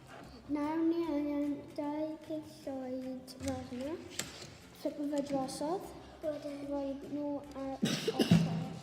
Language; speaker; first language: Welsh; non-native, local second language; English